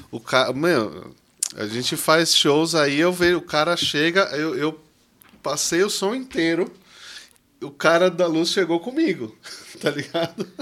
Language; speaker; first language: Portuguese; native; Portuguese